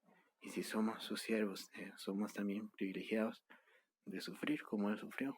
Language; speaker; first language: Spanish; native; Spanish